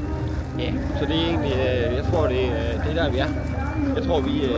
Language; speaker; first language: Danish; native; Danish